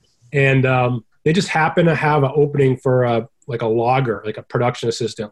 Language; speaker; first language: English; native; English